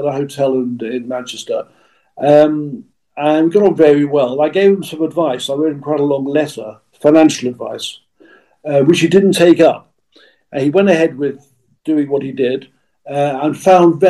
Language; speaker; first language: English; native; English